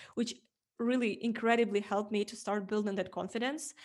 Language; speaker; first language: English; non-native, fluent; Ukrainian